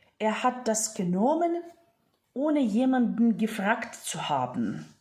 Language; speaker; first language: German; non-native, fluent; Ukrainian